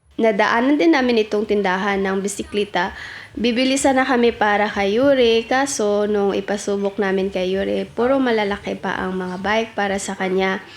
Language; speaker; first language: Filipino; native; Filipino